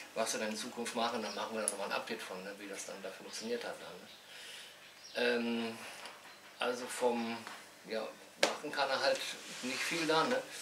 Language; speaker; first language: German; native; German